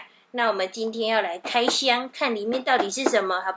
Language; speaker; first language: Chinese; native; Chinese